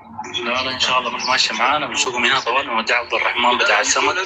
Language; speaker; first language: Arabic; native; Arabic